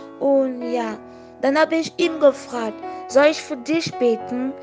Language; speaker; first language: German; non-native, fluent; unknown